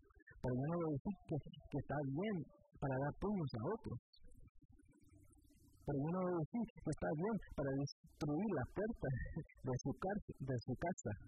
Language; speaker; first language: Spanish; early bilingual, heritage; English